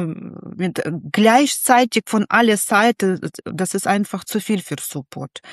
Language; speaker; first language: German; non-native, learner; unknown